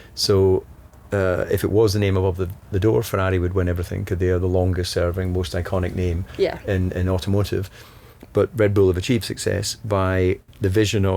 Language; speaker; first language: English; native; English